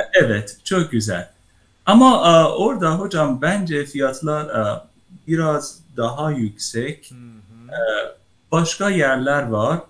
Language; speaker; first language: Turkish; non-native, learner; Persian